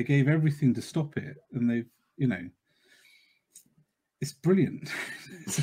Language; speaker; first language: English; native; English